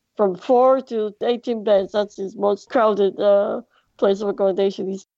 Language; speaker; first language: English; non-native, fluent; Greek